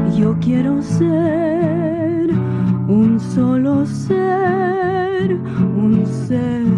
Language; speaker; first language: Spanish; early bilingual, heritage; Spanish